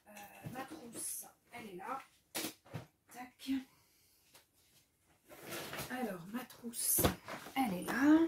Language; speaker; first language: French; native; French